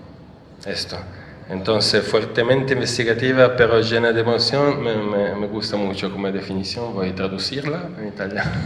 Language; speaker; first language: Spanish; non-native, fluent; Italian